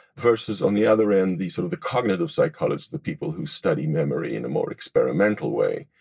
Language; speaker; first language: English; non-native, fluent; Hebrew